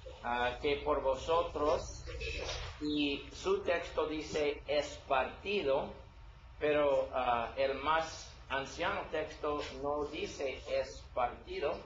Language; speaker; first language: Spanish; non-native, learner; English